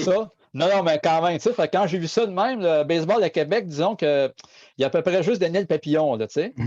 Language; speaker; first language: French; native; French